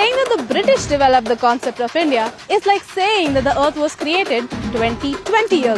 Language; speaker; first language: English; non-native, local second language; Hindi